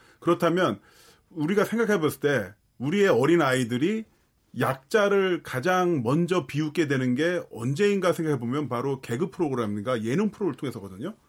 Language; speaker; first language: Korean; native; Korean